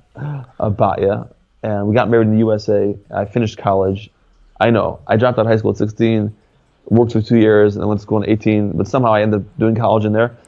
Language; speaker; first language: English; native; English